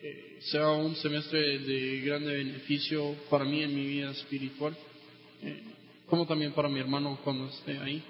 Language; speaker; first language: Spanish; non-native, local second language; English